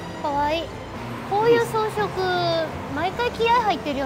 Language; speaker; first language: Japanese; native; Japanese